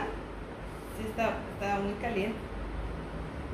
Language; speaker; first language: Spanish; native; Spanish